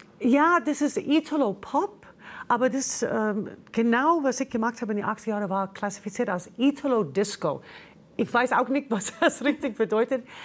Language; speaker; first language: German; non-native, fluent; English